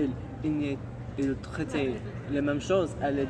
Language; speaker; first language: French; non-native, learner; English